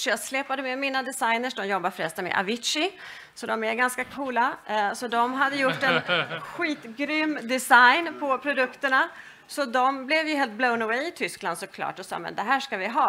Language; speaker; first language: Swedish; native; Swedish